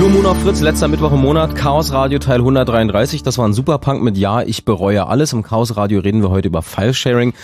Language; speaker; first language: German; native; German